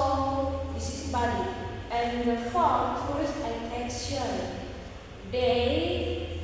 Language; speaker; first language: English; non-native, learner; Indonesian